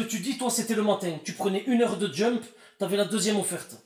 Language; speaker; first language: French; native; French